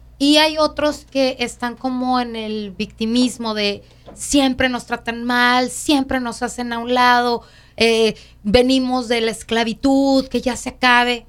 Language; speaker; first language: Spanish; native; Spanish